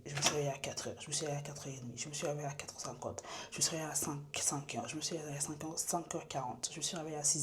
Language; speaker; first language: French; native; French